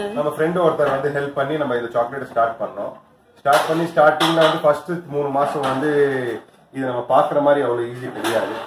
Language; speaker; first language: Tamil; non-native, local second language; Kashmiri